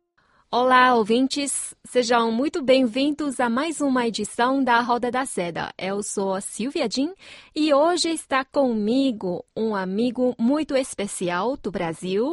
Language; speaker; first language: Portuguese; non-native, fluent; Chinese